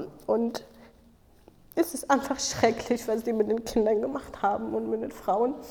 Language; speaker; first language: German; non-native, fluent; Kurdish